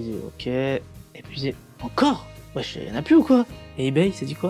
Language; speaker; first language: French; native; French